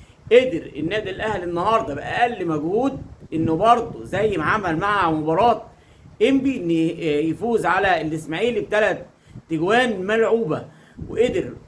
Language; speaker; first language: Arabic; native; Arabic